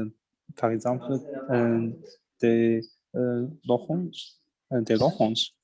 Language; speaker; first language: French; non-native, learner; Chinese